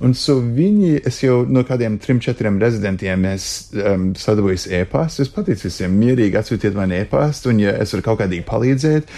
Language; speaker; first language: Latvian; early bilingual, heritage; Latvian